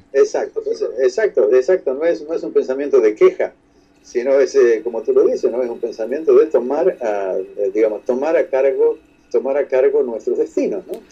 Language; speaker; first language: Spanish; native; Spanish